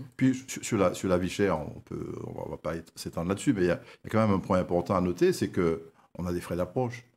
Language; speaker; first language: French; native; French